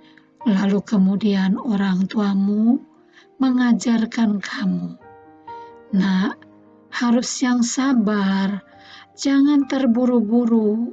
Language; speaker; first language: Indonesian; native; Indonesian